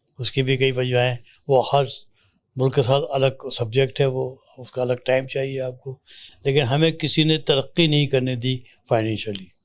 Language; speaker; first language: Urdu; native; Urdu